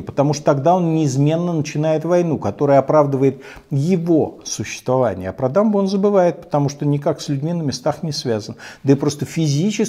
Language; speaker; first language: Russian; native; Russian